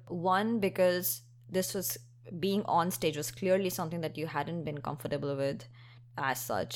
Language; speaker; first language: English; non-native, local second language; Hindi